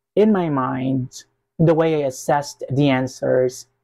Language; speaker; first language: English; non-native, local second language; Hiligaynon